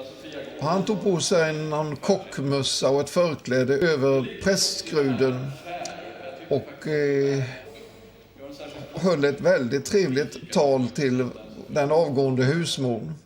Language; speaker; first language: Swedish; native; Swedish